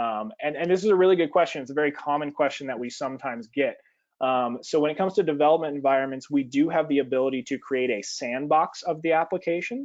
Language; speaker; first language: English; native; English